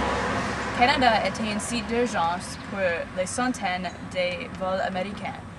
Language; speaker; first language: French; non-native, learner; English